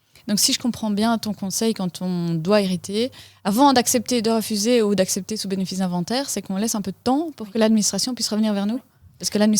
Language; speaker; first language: French; native; French